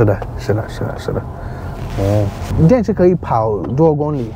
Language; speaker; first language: Chinese; non-native, learner; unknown